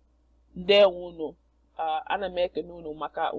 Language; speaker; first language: Igbo; non-native, learner; English